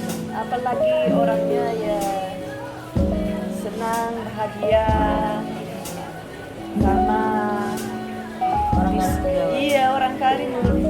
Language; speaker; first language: Indonesian; non-native, fluent; English